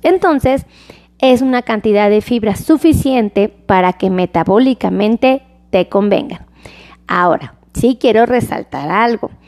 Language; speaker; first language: Spanish; native; Spanish